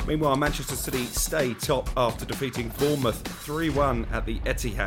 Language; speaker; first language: English; native; English